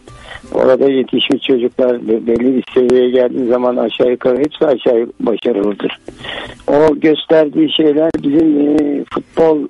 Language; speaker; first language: Turkish; native; Turkish